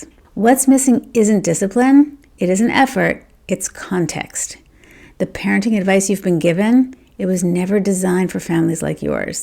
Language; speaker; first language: English; native; English